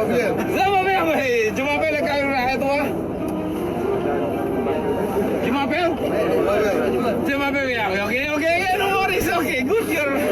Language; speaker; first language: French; non-native, learner; Indonesian